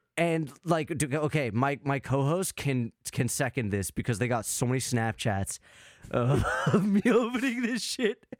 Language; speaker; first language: English; native; English